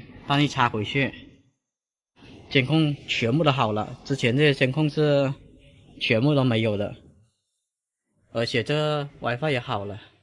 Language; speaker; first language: Chinese; native; Chinese